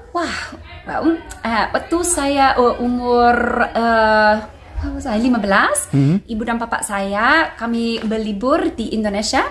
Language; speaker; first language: Indonesian; non-native, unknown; English